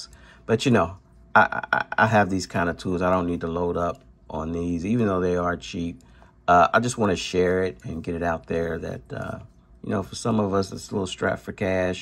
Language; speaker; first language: English; native; English